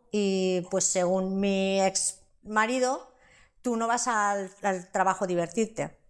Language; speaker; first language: Spanish; non-native, local second language; Catalan